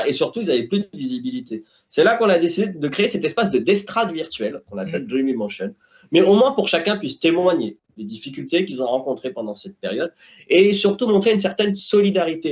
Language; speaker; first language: French; native; French